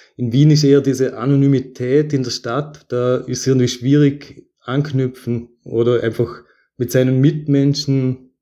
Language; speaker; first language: German; native; German